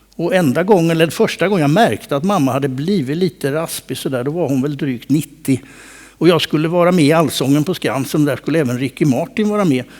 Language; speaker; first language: Swedish; native; Swedish